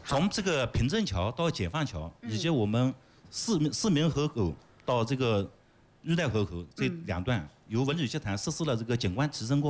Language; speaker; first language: Chinese; native; Chinese